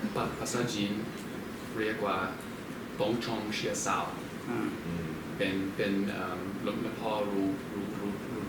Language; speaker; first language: Thai; non-native, learner; English